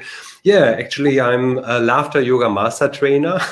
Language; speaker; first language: English; non-native, learner; German